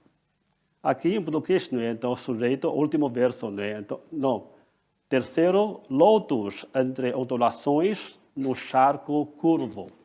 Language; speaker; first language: Portuguese; non-native, fluent; Chinese